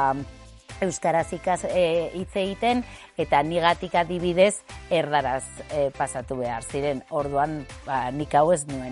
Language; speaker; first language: Basque; non-native, local second language; Spanish